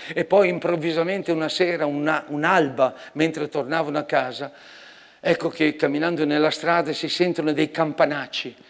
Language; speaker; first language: Italian; native; Italian